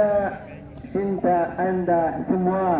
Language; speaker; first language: Indonesian; non-native, learner; Arabic